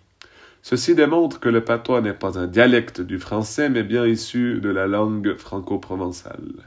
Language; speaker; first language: French; native; French